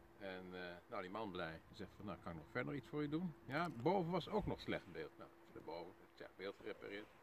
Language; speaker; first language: Dutch; native; Dutch